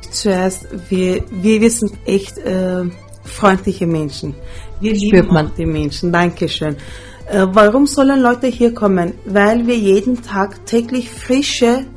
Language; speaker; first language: German; early bilingual, other home language; Turkish